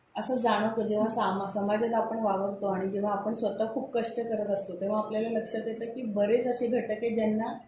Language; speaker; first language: Marathi; non-native, local second language; Hindi